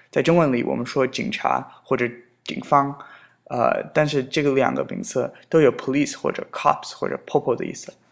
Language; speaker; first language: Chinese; non-native, fluent; English